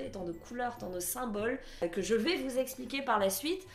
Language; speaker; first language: French; native; French